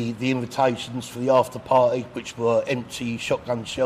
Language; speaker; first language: English; native; English